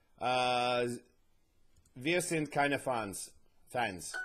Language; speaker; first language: German; non-native, learner; English